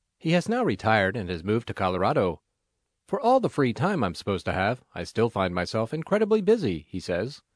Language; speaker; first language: English; native; English